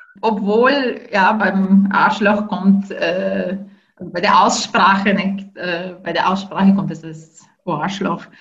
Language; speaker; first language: German; non-native, fluent; Ukrainian